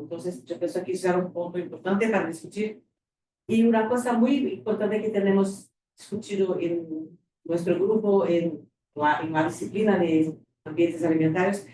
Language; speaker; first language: Spanish; non-native, fluent; Portuguese